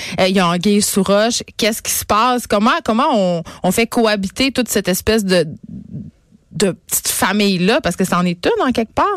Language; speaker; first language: French; native; French